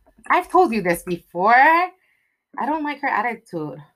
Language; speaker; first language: English; early bilingual, other home language; Spanish